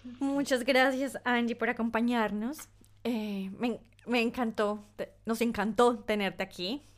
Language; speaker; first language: Spanish; native; Spanish